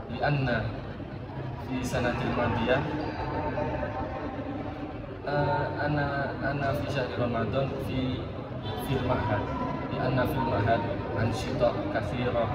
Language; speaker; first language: Arabic; non-native, learner; Indonesian